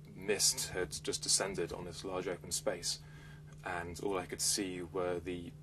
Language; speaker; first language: English; native; English